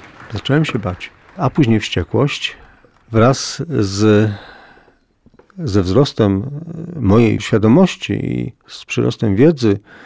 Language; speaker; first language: Polish; native; Polish